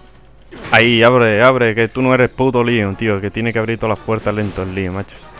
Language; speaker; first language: Spanish; native; Spanish